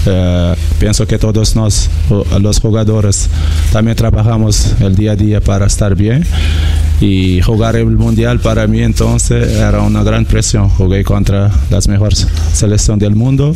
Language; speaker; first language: Spanish; non-native, learner; Portuguese